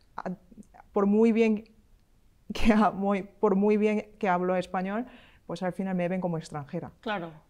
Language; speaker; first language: Spanish; non-native, fluent; Korean